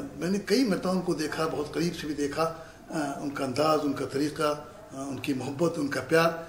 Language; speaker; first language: Urdu; native; Urdu